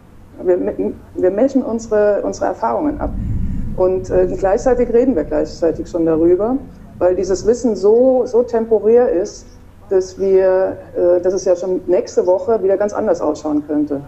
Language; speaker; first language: German; native; German